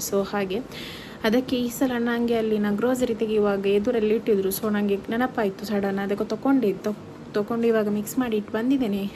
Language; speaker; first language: Kannada; non-native, local second language; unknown